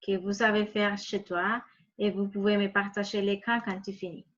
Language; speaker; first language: French; non-native, fluent; Spanish